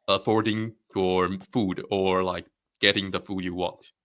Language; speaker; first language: English; non-native, fluent; Chinese